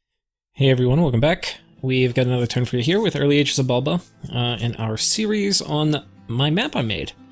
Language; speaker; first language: English; native; English